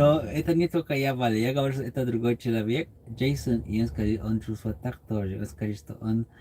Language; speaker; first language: Russian; non-native, learner; English